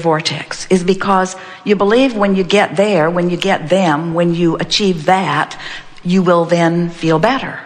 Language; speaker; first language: English; native; English